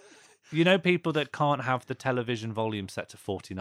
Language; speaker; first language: English; native; English